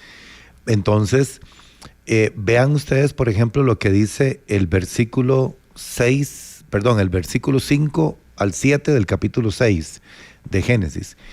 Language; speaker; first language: Spanish; native; Spanish